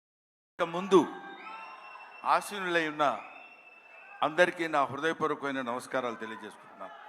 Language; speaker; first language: Telugu; native; Telugu